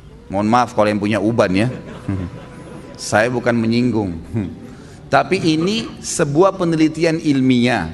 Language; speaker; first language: Indonesian; native; Indonesian